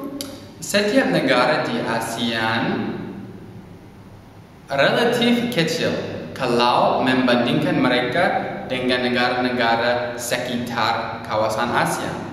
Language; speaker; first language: Indonesian; non-native, learner; English